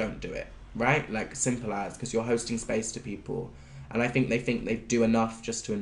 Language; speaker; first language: English; native; English